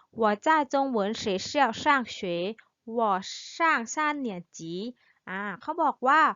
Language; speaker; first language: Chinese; non-native, learner; Thai